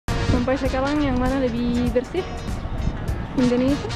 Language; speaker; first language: Indonesian; non-native, fluent; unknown